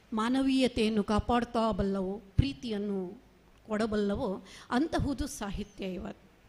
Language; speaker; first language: Kannada; non-native, local second language; Marathi